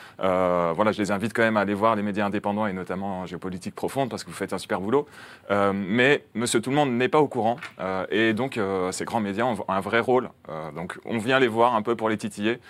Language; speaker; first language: French; native; French